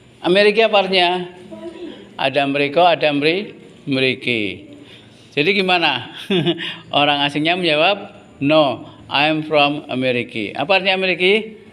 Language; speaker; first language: Indonesian; native; Indonesian